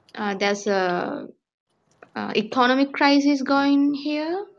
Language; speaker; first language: English; non-native, local second language; Sinhala